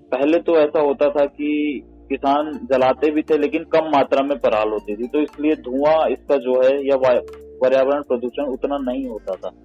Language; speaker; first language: Hindi; native; Hindi